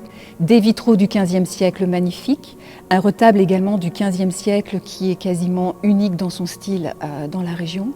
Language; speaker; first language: French; native; French